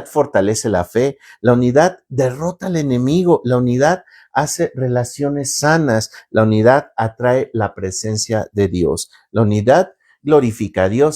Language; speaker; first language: Spanish; native; Spanish